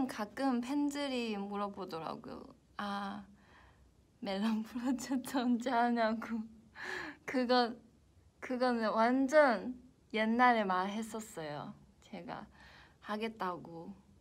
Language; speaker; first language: Korean; non-native, fluent; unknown